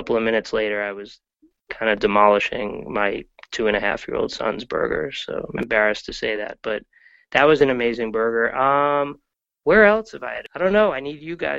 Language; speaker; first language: English; native; English